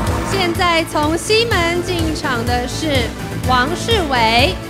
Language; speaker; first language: Chinese; native; Chinese